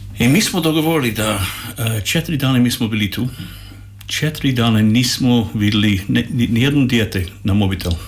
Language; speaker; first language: Croatian; non-native, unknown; English